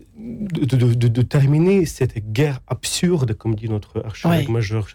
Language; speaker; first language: French; non-native, fluent; Ukrainian